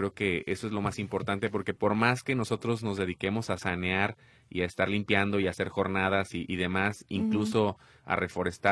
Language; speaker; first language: Spanish; native; Spanish